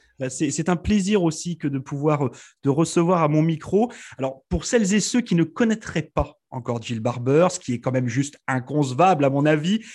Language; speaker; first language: French; native; French